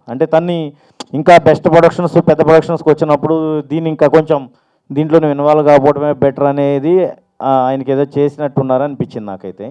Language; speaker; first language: Telugu; native; Telugu